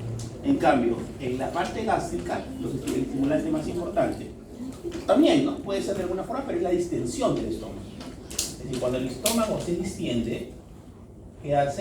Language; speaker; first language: Spanish; native; Spanish